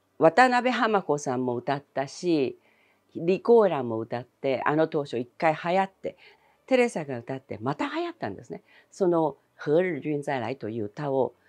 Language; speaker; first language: Japanese; early bilingual, other home language; Chinese